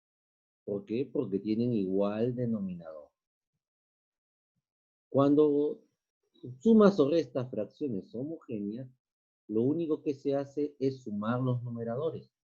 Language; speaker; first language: Spanish; native; Spanish